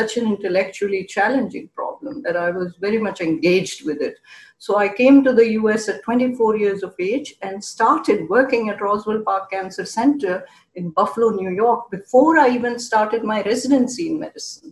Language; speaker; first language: English; non-native, local second language; Urdu